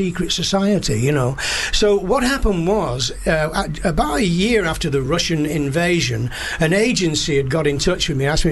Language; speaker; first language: English; native; English